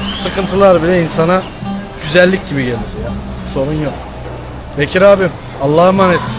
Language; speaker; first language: Turkish; native; Turkish